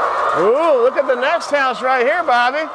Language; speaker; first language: English; native; English